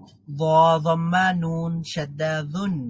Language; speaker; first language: Arabic; non-native, learner; Bangla